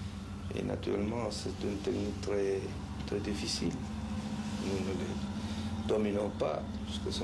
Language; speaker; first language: French; non-native, learner; Spanish